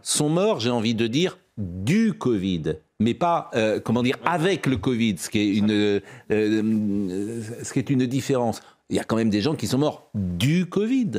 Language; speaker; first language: French; native; French